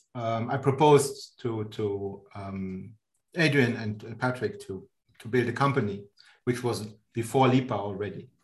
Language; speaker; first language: English; non-native, fluent; German